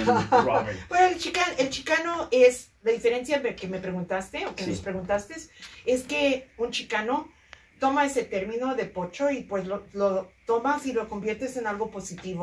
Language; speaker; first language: Spanish; early bilingual, heritage; Spanish